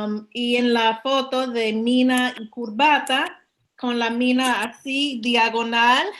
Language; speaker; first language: Spanish; non-native, learner; English